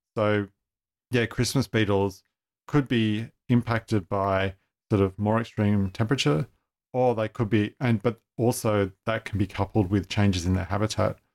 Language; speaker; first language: English; native; English